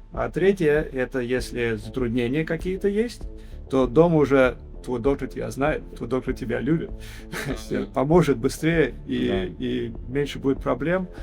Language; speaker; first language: Russian; early bilingual, heritage; English